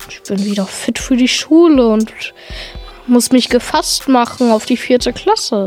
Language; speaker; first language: German; native; German